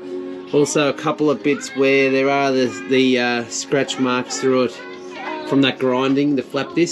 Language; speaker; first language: English; native; English